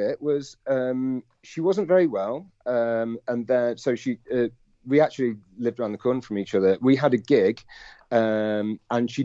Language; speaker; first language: English; native; English